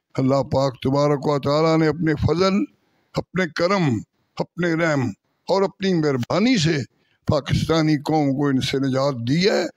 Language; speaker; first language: Urdu; non-native, local second language; Punjabi